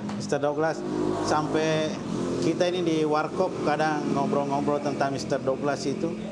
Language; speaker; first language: Indonesian; non-native, local second language; Buginese